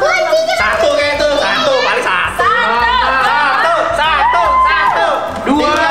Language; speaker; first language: Indonesian; native; Indonesian